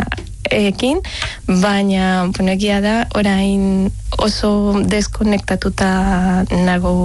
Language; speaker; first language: Basque; non-native, learner; Spanish